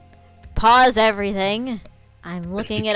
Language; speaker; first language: English; native; English